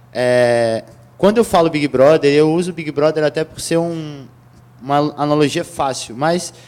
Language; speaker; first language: Portuguese; native; Portuguese